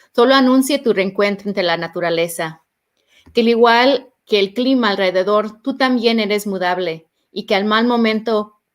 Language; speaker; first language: Spanish; early bilingual, heritage; Spanish